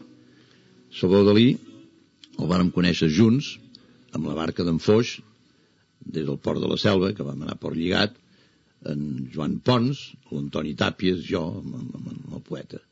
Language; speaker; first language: Catalan; native; Catalan